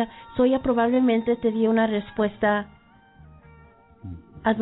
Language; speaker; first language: Spanish; early bilingual, heritage; Spanish